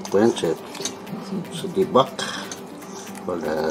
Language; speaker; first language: English; non-native, learner; Vietnamese